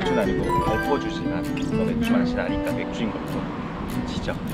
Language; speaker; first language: Korean; native; Korean